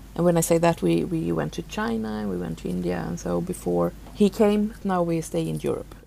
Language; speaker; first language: English; non-native, fluent; Swedish